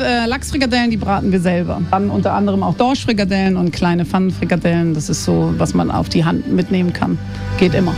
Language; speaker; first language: German; native; German